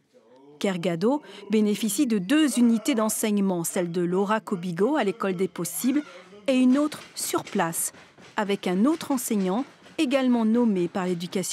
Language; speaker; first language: French; native; French